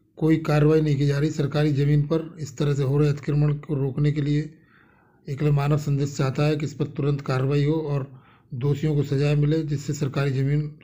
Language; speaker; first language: Hindi; native; Hindi